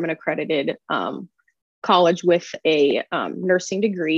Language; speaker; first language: English; native; English